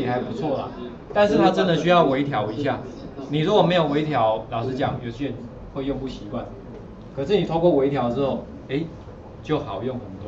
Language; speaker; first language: Chinese; native; Chinese